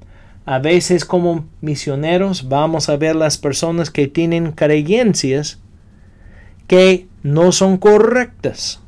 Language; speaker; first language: Spanish; non-native, fluent; English